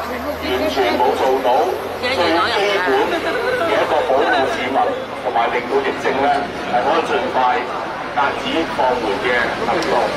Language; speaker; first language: Chinese; native; Chinese